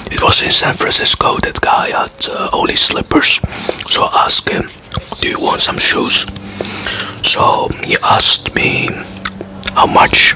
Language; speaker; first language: English; non-native, fluent; Dutch